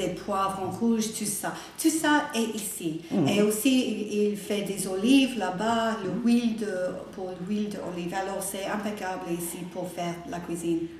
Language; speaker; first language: French; non-native, learner; English